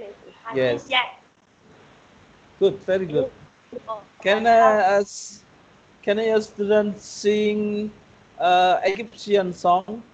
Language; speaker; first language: English; non-native, learner; Indonesian